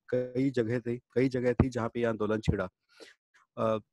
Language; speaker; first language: Hindi; native; Hindi